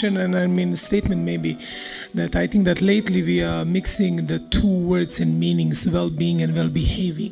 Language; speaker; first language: English; non-native, fluent; Serbian